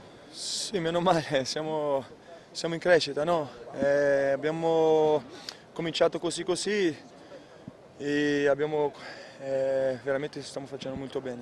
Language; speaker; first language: Italian; non-native, fluent; Portuguese